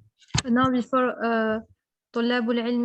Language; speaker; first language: English; non-native, fluent; Spanish